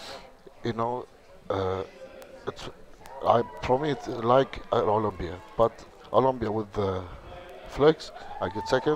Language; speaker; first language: English; non-native, learner; Arabic